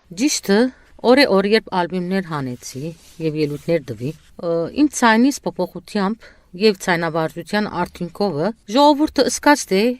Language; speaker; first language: Armenian; early bilingual, heritage; Armenian